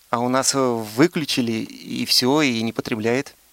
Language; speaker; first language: Russian; native; Russian